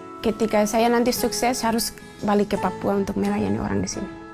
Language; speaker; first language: Indonesian; non-native, local second language; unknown